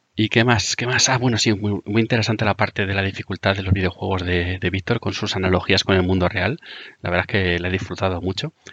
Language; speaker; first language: Spanish; native; Spanish